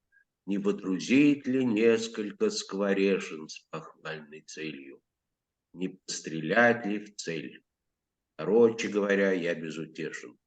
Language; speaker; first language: Russian; native; Russian